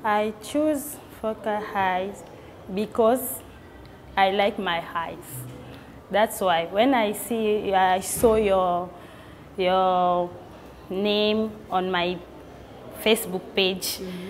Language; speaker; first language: English; non-native, learner; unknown